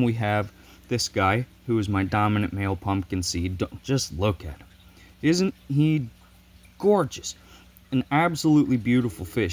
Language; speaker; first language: English; native; English